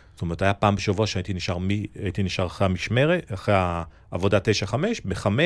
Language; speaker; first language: Hebrew; early bilingual, other home language; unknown